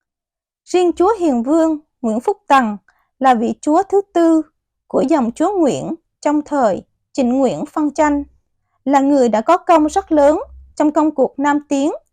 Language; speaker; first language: Vietnamese; native; Vietnamese